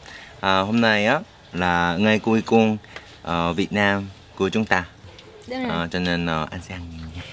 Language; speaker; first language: Vietnamese; non-native, learner; Korean